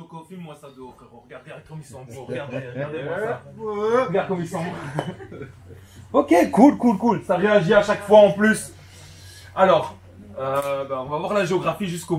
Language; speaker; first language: French; native; French